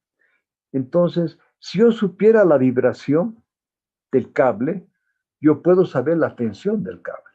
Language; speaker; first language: Spanish; native; Spanish